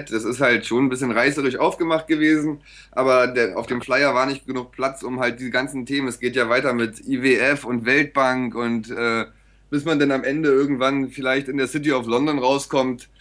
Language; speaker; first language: German; native; German